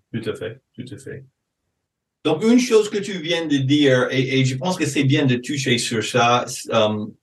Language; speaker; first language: French; non-native, fluent; English